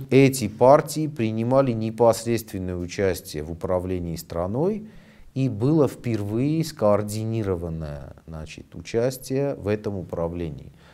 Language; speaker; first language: Russian; non-native, local second language; Armenian